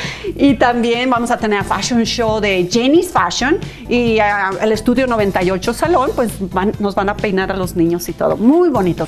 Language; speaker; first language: Spanish; native; Spanish